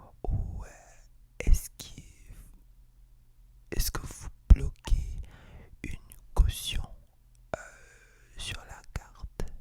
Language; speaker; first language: French; non-native, fluent; English